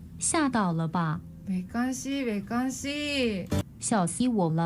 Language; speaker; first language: Chinese; non-native, learner; Korean